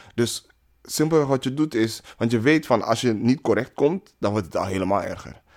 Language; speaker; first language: Dutch; native; Dutch